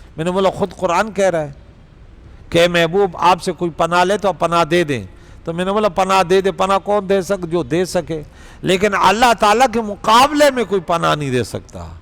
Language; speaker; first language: Urdu; non-native, local second language; Pashto